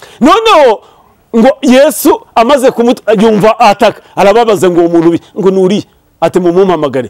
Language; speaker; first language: Kinyarwanda; early bilingual, heritage; Kinyarwanda